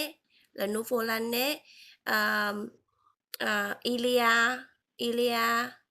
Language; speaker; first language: French; non-native, learner; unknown